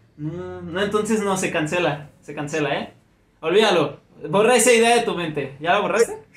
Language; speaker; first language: Spanish; native; Spanish